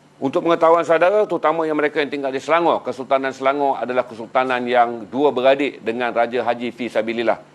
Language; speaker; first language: Malay; native; Malay